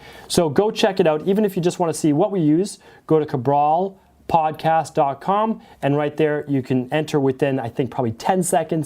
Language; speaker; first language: English; native; English